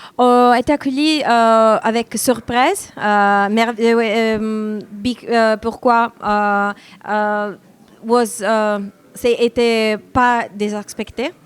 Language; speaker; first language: French; non-native, learner; Italian